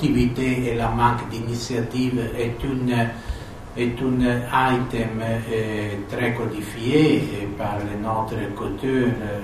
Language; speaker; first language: French; non-native, fluent; Italian